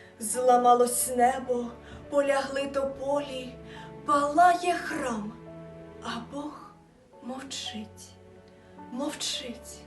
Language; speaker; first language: Ukrainian; native; Ukrainian